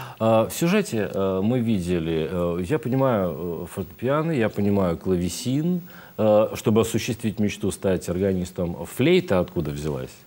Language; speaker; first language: Russian; native; Russian